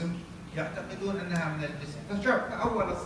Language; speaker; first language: Arabic; native; Arabic